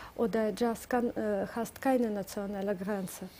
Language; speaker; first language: German; non-native, learner; Russian